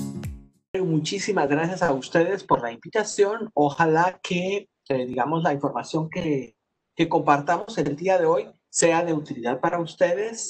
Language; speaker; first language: Spanish; native; Spanish